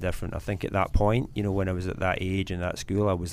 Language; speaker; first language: English; native; English